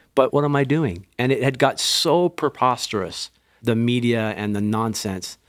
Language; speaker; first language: English; native; English